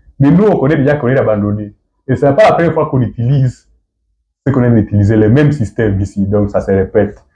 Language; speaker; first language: French; non-native, local second language; Swahili